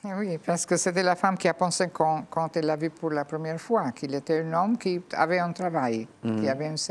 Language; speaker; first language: French; non-native, fluent; Albanian